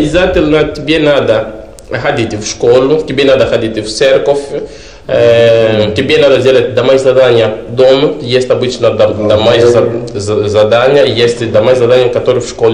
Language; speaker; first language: Russian; non-native, learner; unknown